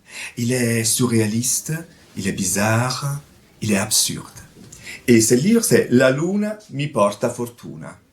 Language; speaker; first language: French; non-native, fluent; Italian